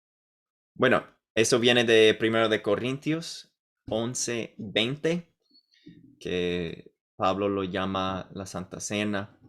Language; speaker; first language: Spanish; non-native, fluent; English